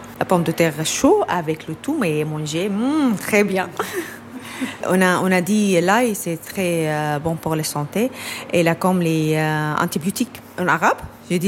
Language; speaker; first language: French; non-native, learner; Arabic